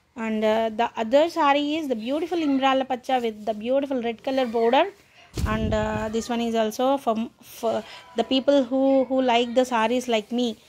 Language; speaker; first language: English; non-native, local second language; Telugu